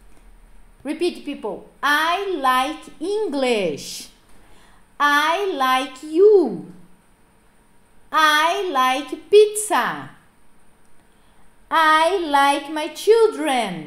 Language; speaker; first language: English; non-native, fluent; Portuguese